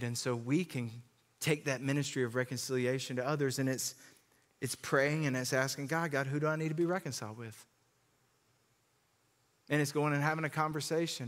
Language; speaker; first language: English; native; English